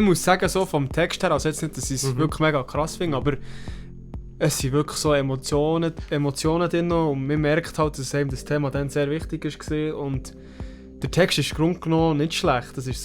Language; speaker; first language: German; native; German